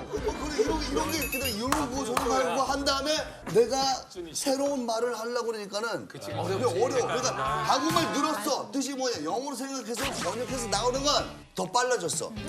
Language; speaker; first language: Korean; early bilingual, heritage; Korean